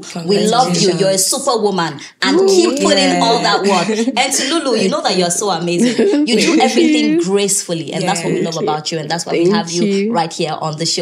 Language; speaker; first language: English; native; English